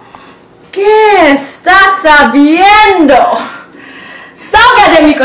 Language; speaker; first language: Spanish; non-native, learner; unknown